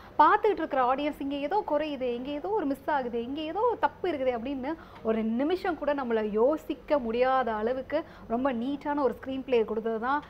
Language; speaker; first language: Tamil; native; Tamil